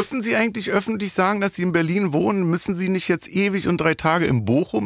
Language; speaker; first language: German; native; German